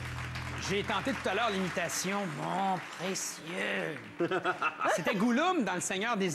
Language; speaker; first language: French; native; French